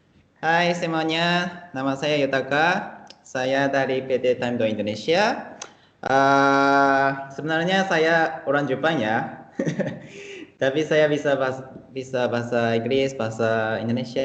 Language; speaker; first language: Indonesian; non-native, fluent; Japanese